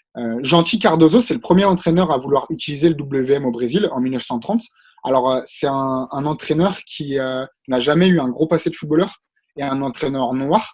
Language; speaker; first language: French; native; French